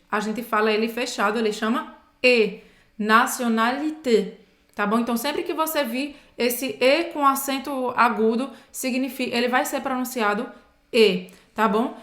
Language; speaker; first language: Portuguese; native; Portuguese